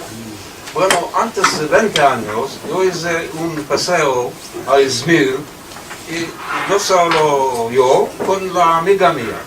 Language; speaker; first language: Spanish; early bilingual, heritage; Ladino